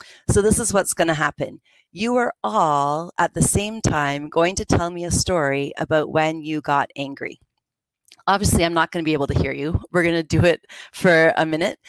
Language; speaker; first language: English; native; English